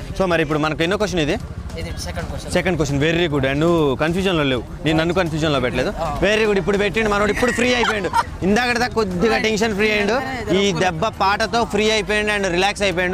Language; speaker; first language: Telugu; native; Telugu